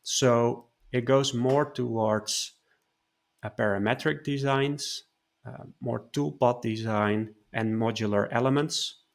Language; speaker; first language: English; non-native, fluent; Dutch